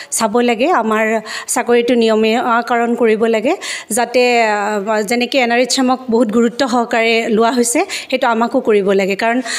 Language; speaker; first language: Assamese; native; Assamese